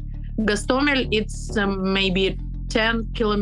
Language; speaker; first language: English; non-native, learner; Ukrainian